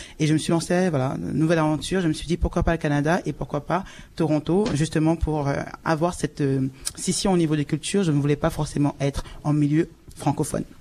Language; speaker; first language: French; native; French